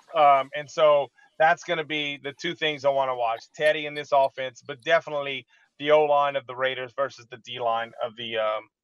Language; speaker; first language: English; native; English